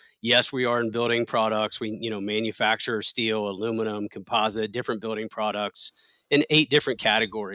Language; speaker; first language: English; native; English